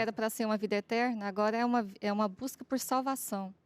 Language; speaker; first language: Portuguese; native; Portuguese